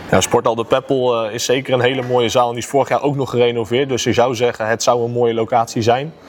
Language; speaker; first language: Dutch; native; Dutch